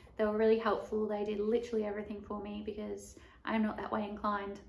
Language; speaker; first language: English; native; English